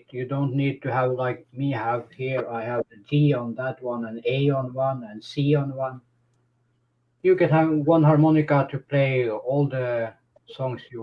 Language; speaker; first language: English; non-native, fluent; Norwegian